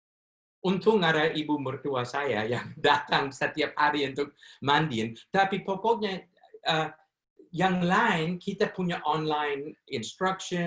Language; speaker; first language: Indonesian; non-native, fluent; English